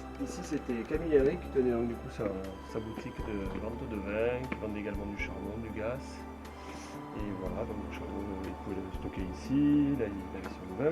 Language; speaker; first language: French; native; French